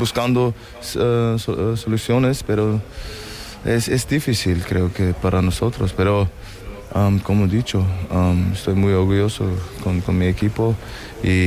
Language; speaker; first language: Spanish; non-native, fluent; German